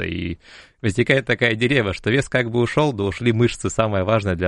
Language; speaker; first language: Russian; native; Russian